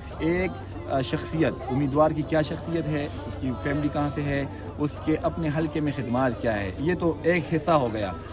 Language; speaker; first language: Urdu; non-native, local second language; Pashto